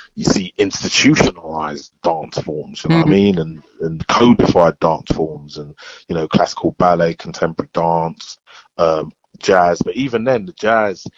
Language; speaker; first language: English; native; English